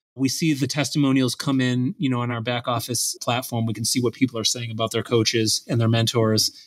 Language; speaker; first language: English; native; English